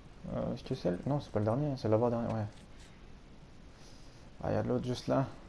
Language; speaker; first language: French; native; French